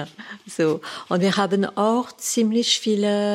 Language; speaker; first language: German; non-native, fluent; French